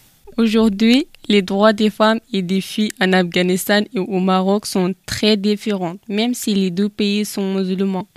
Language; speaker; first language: French; non-native, learner; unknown